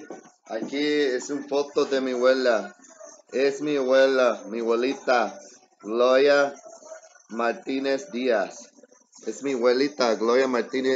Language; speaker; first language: Spanish; early bilingual, heritage; English